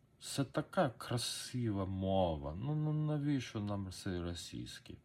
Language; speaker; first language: Ukrainian; non-native, learner; Persian